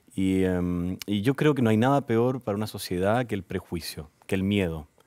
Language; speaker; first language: Spanish; native; Spanish